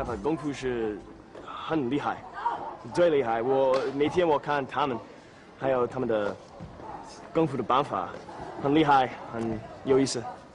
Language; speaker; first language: Chinese; non-native, learner; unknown